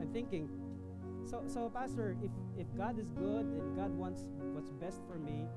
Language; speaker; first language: English; non-native, local second language; Filipino